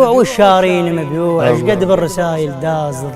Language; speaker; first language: Arabic; native; Arabic